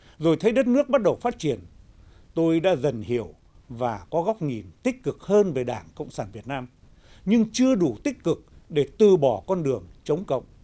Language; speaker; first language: Vietnamese; native; Vietnamese